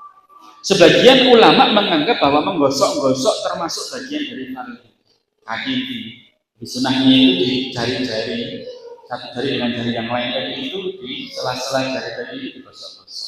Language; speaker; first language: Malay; non-native, local second language; Javanese